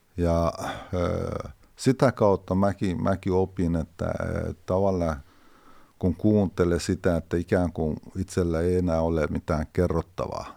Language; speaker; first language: Finnish; non-native, fluent; Persian